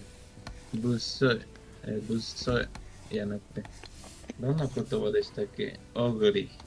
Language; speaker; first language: Japanese; non-native, learner; Spanish